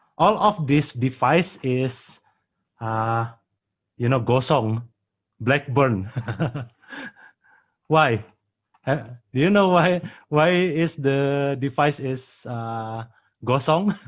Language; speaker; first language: English; non-native, fluent; Indonesian